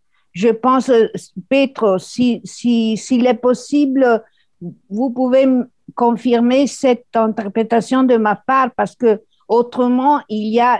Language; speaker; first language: French; non-native, fluent; Italian